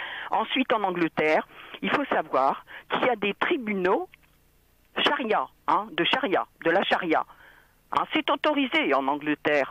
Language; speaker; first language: French; native; French